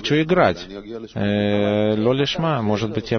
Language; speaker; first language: Russian; non-native, fluent; Hebrew